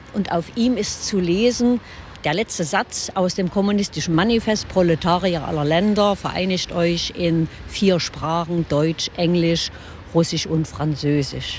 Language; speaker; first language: German; native; German